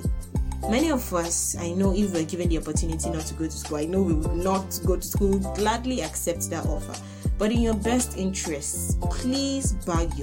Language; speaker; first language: English; non-native, local second language; Yoruba